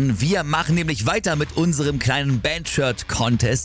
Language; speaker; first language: German; native; German